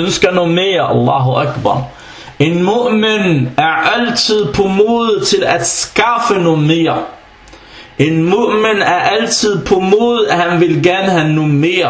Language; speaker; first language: Danish; non-native, fluent; Arabic